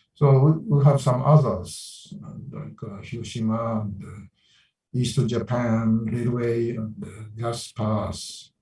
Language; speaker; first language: English; non-native, fluent; Japanese